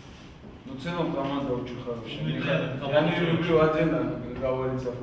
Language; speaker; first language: Russian; non-native, fluent; Georgian